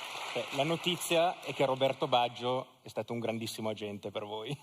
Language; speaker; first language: Italian; native; Italian